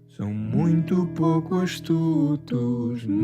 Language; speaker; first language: Portuguese; non-native, fluent; English